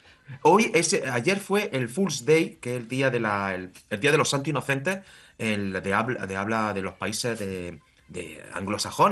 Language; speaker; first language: Spanish; native; Spanish